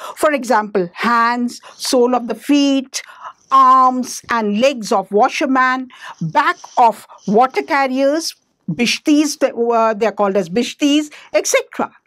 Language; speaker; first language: English; non-native, local second language; Hindi